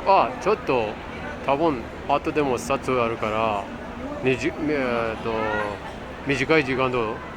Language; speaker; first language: Japanese; non-native, fluent; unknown